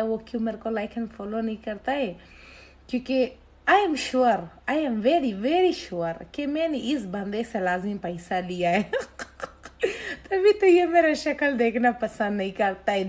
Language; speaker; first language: Hindi; non-native, local second language; Pashto